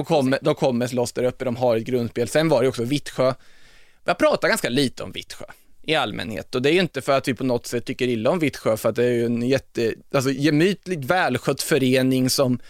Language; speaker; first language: Swedish; native; Swedish